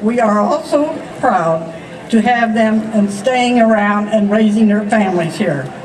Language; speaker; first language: English; early bilingual, other home language; German